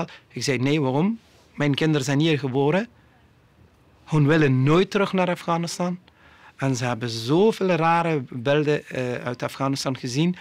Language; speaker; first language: Dutch; non-native, learner; Persian